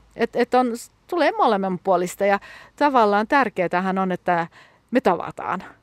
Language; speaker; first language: Finnish; early bilingual, heritage; Finnish